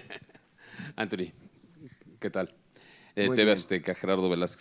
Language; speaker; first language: Spanish; native; Spanish